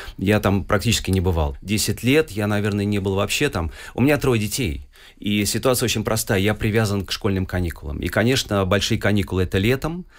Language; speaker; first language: Russian; native; Russian